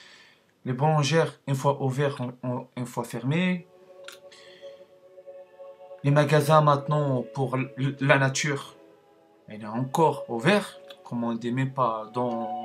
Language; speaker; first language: French; non-native, learner; Arabic